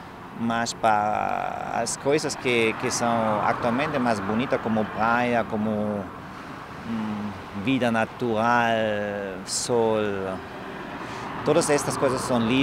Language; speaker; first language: Portuguese; non-native, learner; German